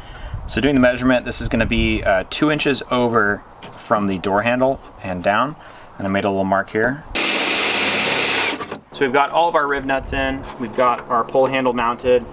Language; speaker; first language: English; native; English